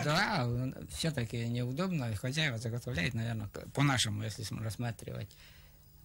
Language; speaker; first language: Russian; native; Russian